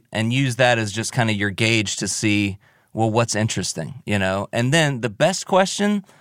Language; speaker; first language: English; native; English